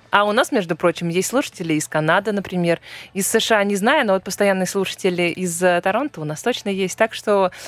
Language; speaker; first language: Russian; native; Russian